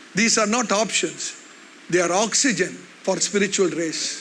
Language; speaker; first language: English; non-native, local second language; Tamil